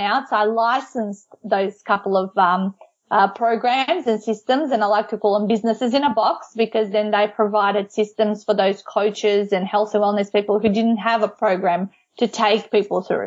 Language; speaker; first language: English; non-native, fluent; Macedonian